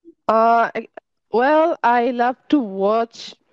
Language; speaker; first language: English; non-native, learner; Bangla